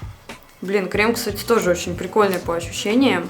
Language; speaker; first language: Russian; native; Russian